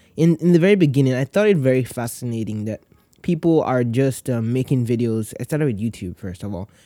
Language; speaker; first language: English; non-native, local second language; Yoruba